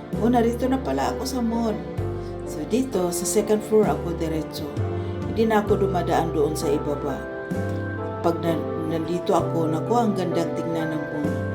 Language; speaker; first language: Filipino; non-native, local second language; Cebuano